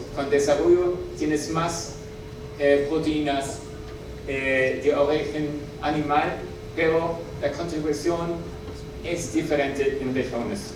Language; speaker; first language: Spanish; non-native, learner; German